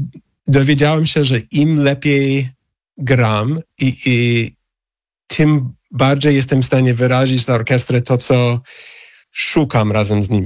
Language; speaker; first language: Polish; non-native, fluent; English